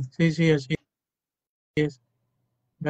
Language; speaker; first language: Spanish; native; Spanish